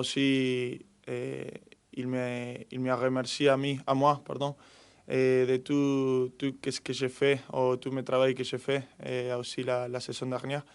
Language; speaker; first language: French; non-native, fluent; Spanish